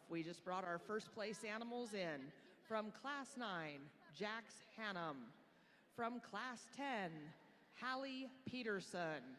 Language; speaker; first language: English; native; English